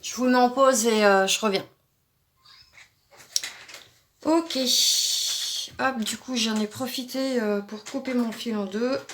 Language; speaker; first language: French; native; French